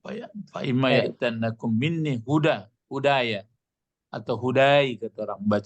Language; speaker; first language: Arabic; non-native, fluent; Indonesian